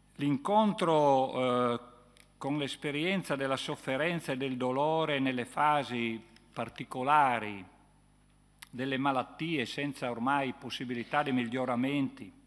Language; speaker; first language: Italian; native; Italian